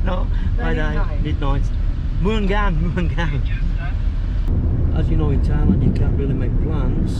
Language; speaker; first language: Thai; non-native, learner; English